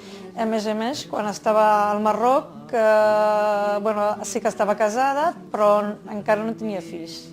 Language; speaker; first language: Catalan; non-native, fluent; Riffian